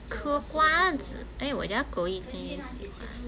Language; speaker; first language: Chinese; native; Chinese